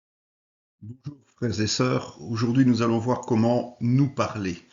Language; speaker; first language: French; native; French